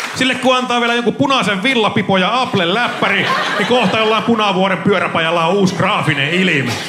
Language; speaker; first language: Finnish; native; Finnish